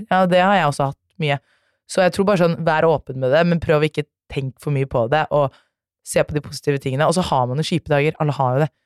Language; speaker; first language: Norwegian; native; Norwegian